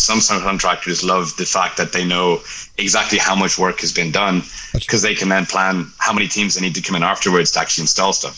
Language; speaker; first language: English; native; English